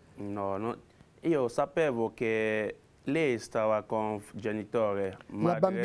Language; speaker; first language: Italian; non-native, learner; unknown